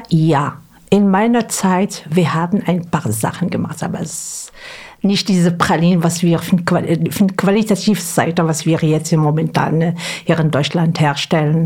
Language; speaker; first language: German; non-native, fluent; Arabic